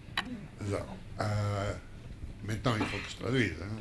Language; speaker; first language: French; non-native, fluent; Hebrew